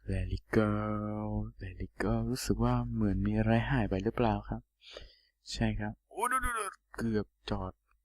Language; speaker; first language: Thai; native; Thai